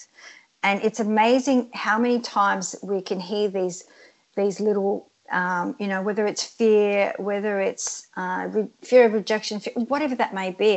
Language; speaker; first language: English; early bilingual, other home language; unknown